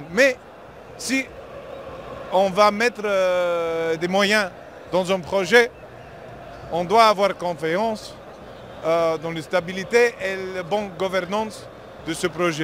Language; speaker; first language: French; non-native, fluent; English